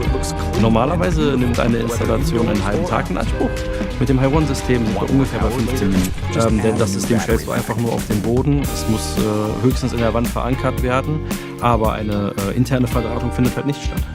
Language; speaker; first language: German; native; German